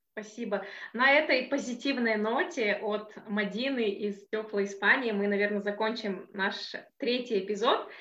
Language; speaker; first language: Russian; native; Russian